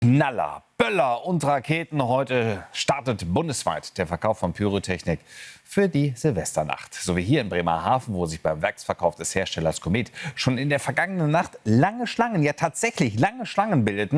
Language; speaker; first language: German; native; German